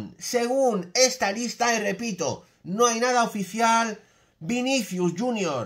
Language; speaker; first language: Spanish; native; Spanish